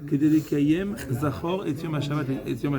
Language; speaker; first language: Hebrew; non-native, fluent; French